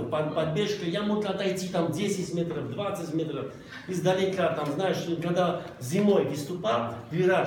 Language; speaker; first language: Russian; non-native, local second language; Armenian